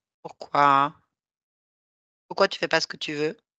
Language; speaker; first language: French; native; French